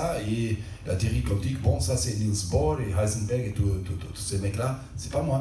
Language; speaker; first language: French; non-native, local second language; Portuguese